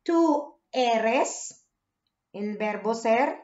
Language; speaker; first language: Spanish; non-native, fluent; Filipino